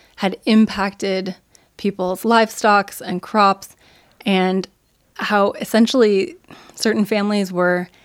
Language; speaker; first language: English; native; English